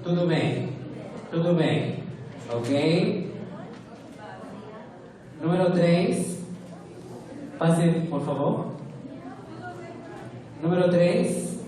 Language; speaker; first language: Portuguese; non-native, fluent; Spanish